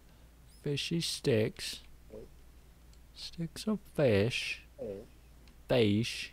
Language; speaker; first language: English; native; English